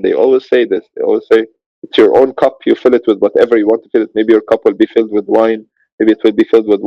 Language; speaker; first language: English; non-native, fluent; Arabic